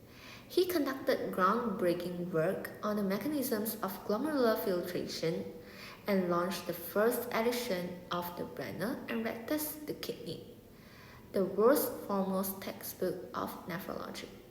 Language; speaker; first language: English; non-native, local second language; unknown